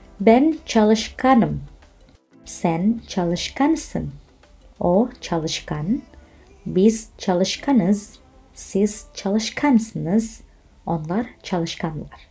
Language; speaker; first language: Turkish; non-native, fluent; Indonesian